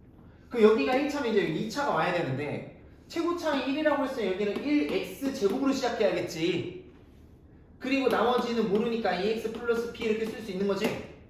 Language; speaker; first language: Korean; native; Korean